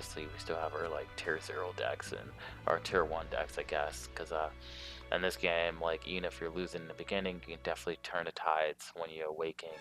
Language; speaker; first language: English; native; English